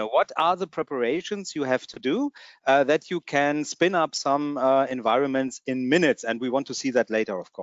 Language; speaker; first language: English; non-native, fluent; German